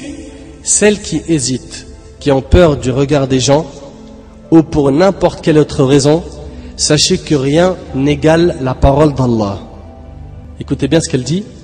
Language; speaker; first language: French; native; French